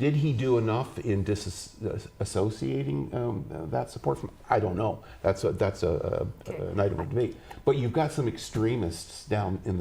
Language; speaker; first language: English; native; English